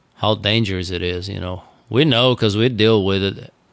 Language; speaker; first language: English; non-native, fluent; Portuguese